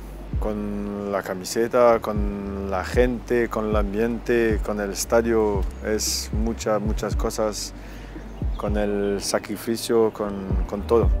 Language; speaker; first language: Spanish; non-native, fluent; French